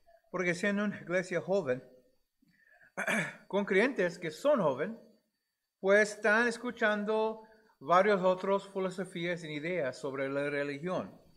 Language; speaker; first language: Spanish; non-native, fluent; English